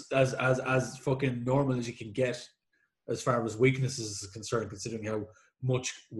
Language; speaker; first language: English; native; English